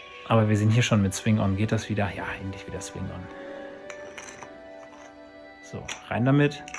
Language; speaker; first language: German; native; German